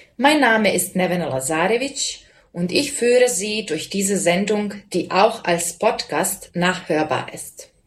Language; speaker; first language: German; non-native, fluent; Serbian